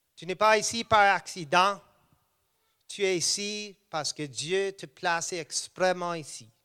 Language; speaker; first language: French; non-native, learner; English